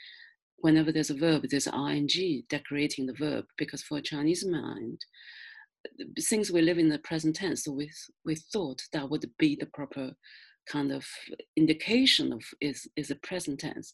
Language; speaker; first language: English; non-native, fluent; Chinese